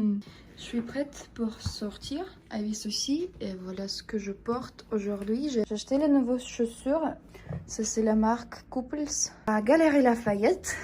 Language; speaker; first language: French; non-native, fluent; Russian